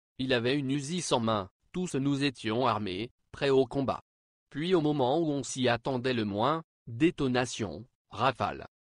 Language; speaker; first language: French; non-native, local second language; Lingala